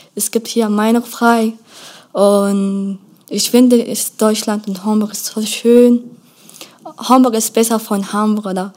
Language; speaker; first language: German; non-native, learner; Kurdish